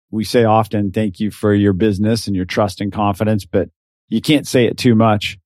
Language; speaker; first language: English; native; English